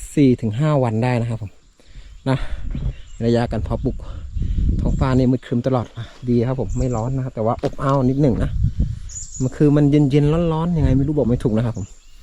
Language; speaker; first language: Thai; non-native, local second language; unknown